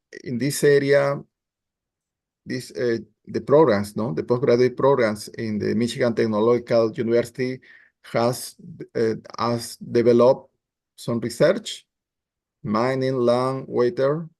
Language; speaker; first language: English; non-native, learner; Spanish